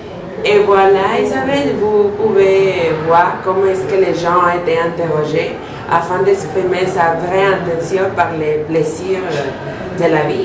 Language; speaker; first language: French; non-native, learner; Spanish